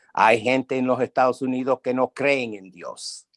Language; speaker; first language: Spanish; early bilingual, heritage; Spanish